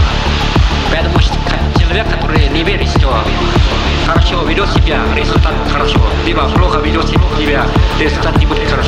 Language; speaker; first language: Russian; non-native, learner; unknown